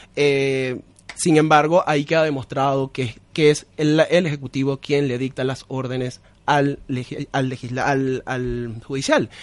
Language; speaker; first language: Spanish; native; Spanish